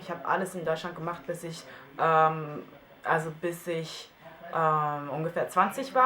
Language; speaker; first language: German; early bilingual, other home language; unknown